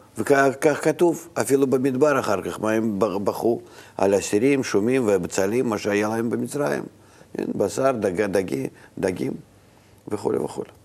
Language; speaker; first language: Hebrew; non-native, fluent; Russian